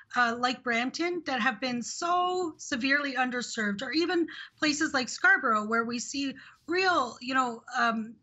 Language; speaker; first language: English; early bilingual, other home language; Hindi